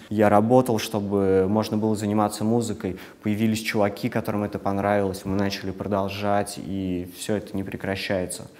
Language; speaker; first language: Russian; native; Russian